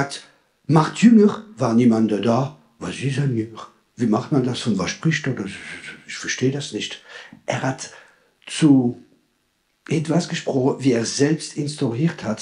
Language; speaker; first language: German; non-native, fluent; French